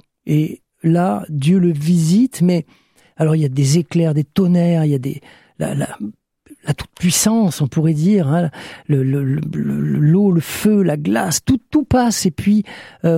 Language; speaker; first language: French; native; French